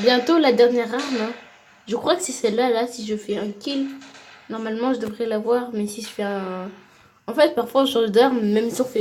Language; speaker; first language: French; native; French